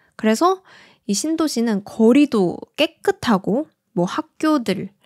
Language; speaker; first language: Korean; native; Korean